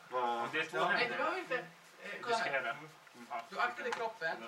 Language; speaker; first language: Swedish; non-native, fluent; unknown